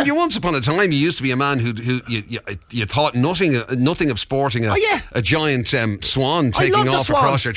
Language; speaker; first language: English; native; English